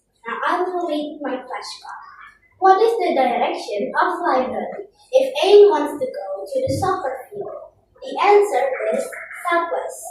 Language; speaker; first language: English; non-native, learner; Indonesian